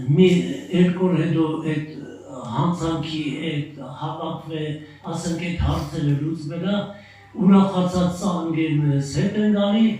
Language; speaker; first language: Armenian; native; Armenian